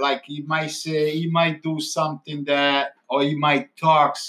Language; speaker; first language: English; non-native, fluent; Italian